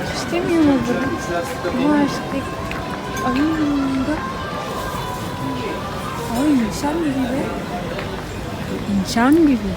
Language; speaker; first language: Turkish; non-native, learner; Indonesian